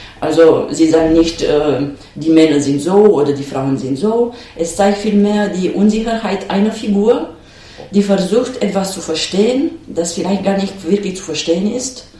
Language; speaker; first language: German; non-native, fluent; Romanian